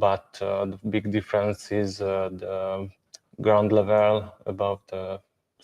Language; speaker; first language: English; non-native, learner; Hungarian